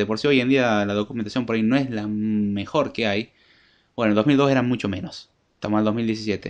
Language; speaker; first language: Spanish; native; Spanish